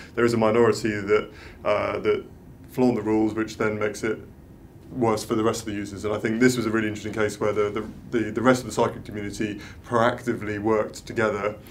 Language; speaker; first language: English; native; English